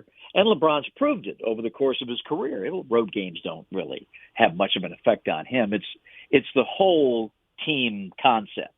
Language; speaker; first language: English; native; English